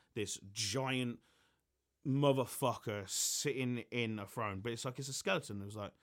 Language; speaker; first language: English; native; English